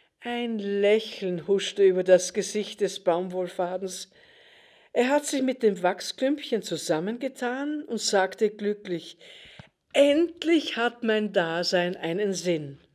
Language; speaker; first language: German; native; German